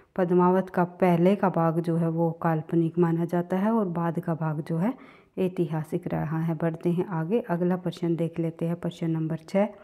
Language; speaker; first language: Hindi; native; Hindi